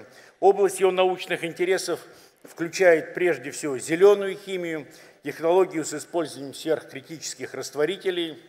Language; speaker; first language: Russian; native; Russian